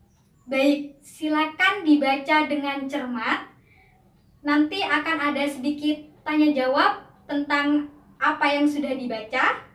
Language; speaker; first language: Indonesian; native; Indonesian